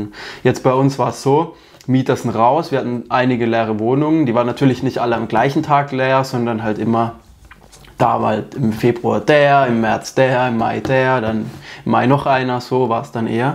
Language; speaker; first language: German; native; German